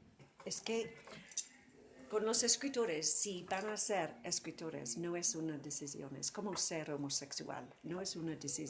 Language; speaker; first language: Spanish; non-native, fluent; English